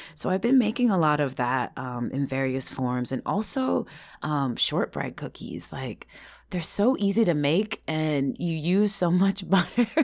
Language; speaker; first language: English; early bilingual, other home language; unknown